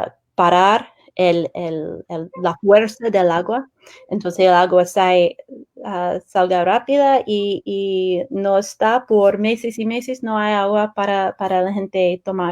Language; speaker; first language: Spanish; non-native, fluent; English